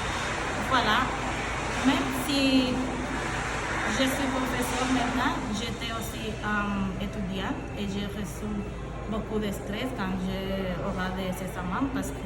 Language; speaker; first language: French; non-native, learner; Spanish